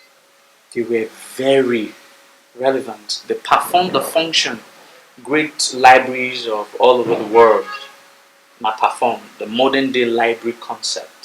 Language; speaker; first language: English; non-native, local second language; Bini